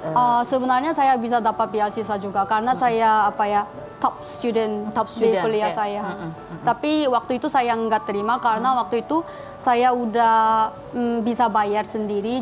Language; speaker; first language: Indonesian; non-native, fluent; Korean